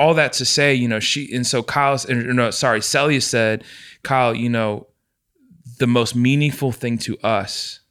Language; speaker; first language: English; native; English